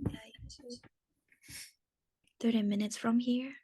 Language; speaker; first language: English; non-native, learner; Japanese